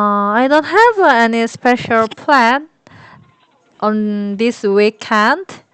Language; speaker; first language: English; non-native, learner; Korean